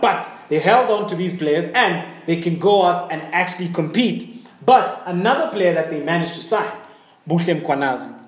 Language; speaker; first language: English; native; English